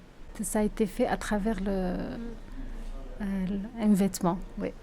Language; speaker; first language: French; non-native, local second language; Arabic